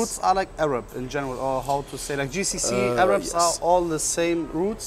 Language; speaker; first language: English; non-native, learner; German